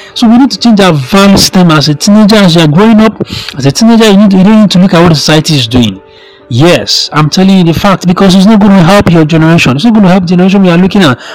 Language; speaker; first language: English; non-native, local second language; Yoruba